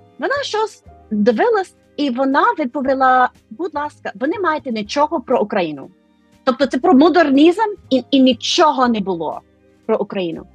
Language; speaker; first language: Ukrainian; non-native, fluent; English